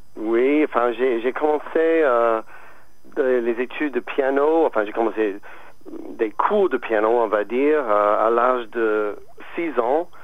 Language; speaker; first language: French; non-native, fluent; English